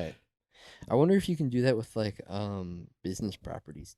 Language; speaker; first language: English; native; English